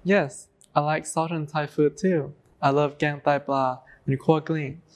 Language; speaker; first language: English; non-native, learner; Thai